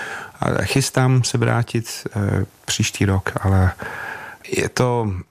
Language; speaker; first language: Czech; non-native, fluent; English